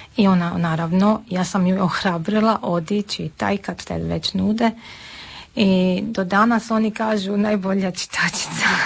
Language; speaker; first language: Serbian; non-native, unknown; Armenian